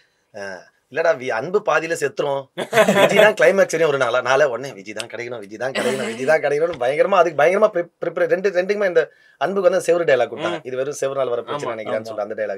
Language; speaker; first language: Tamil; native; Tamil